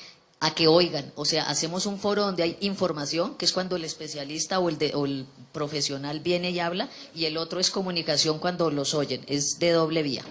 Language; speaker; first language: Spanish; native; Spanish